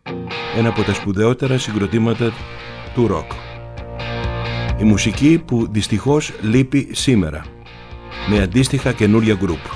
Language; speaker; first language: Greek; native; Greek